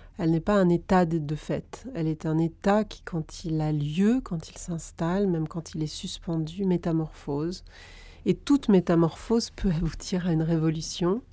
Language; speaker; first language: French; native; French